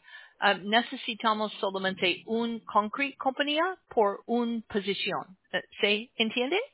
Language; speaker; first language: Spanish; non-native, learner; English